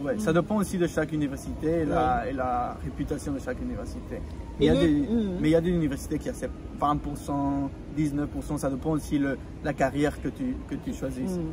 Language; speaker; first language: French; non-native, fluent; Spanish